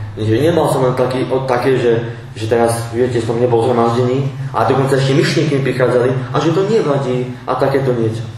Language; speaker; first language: Slovak; non-native, local second language; Romany